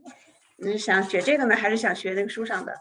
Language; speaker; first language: Chinese; native; Chinese